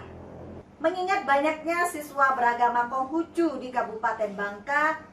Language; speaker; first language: Indonesian; native; Indonesian